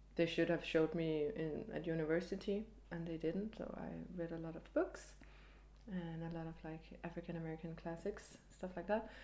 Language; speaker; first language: English; early bilingual, other home language; Danish